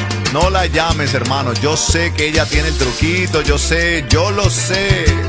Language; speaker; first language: Spanish; early bilingual, heritage; Spanish